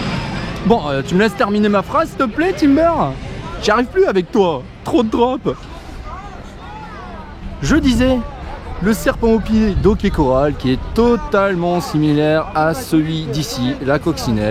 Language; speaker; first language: French; native; French